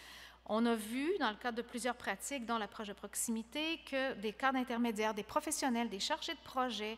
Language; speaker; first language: French; native; French